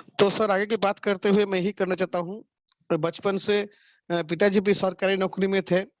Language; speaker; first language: Hindi; non-native, local second language; Bangla